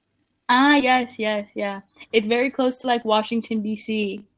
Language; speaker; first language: English; non-native, fluent; Spanish